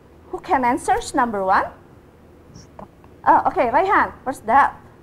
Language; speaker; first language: English; non-native, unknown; Indonesian